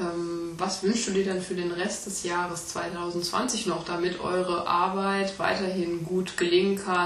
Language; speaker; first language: German; native; German